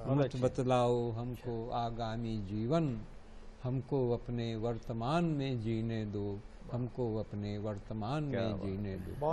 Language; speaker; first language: Hindi; native; Hindi